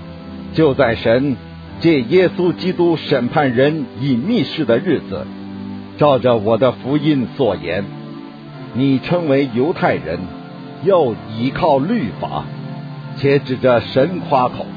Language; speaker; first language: Chinese; native; Chinese